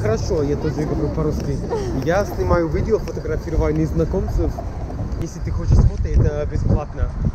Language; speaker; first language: Russian; non-native, learner; English